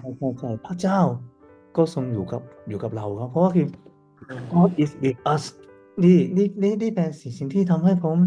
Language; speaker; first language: Thai; non-native, learner; Cantonese